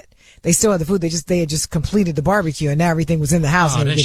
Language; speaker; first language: English; native; English